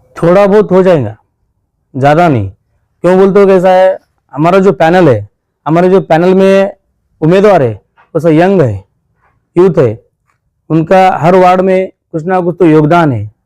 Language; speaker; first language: Hindi; non-native, local second language; Marathi